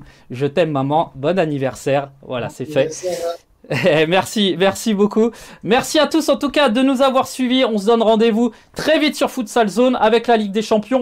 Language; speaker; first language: French; native; French